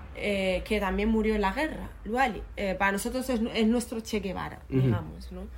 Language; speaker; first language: Spanish; early bilingual, other home language; Arabic